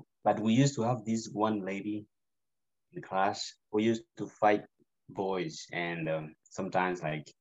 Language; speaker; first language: English; non-native, local second language; Gusii